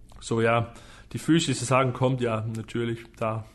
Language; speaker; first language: German; non-native, fluent; Danish